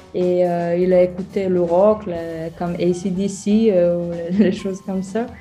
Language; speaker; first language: French; non-native, learner; Croatian